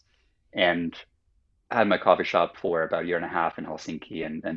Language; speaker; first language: English; non-native, fluent; Finnish